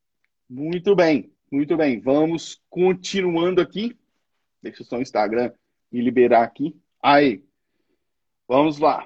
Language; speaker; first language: Portuguese; native; Portuguese